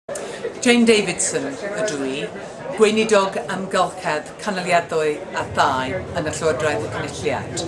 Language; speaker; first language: Welsh; non-native, learner; English